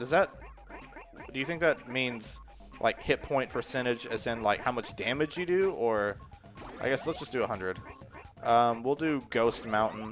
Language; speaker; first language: English; native; English